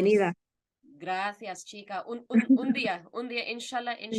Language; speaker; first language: Spanish; non-native, fluent; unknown